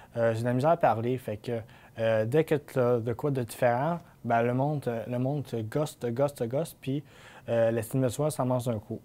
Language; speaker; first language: French; native; French